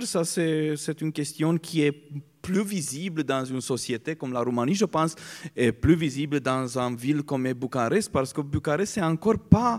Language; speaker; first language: French; non-native, fluent; Romanian